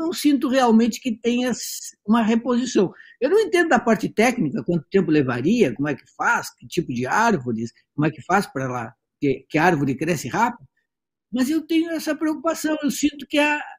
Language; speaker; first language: Portuguese; native; Portuguese